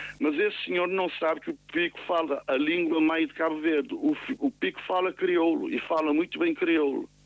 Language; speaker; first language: Portuguese; non-native, local second language; Kabuverdianu